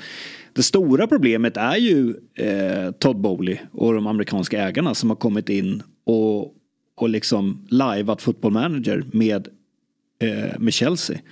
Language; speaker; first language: Swedish; native; Swedish